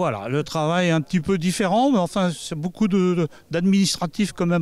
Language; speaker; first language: French; native; French